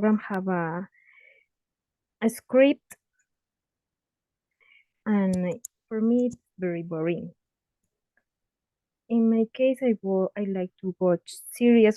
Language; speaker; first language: English; non-native, learner; Spanish